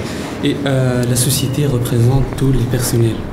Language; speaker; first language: French; non-native, local second language; Arabic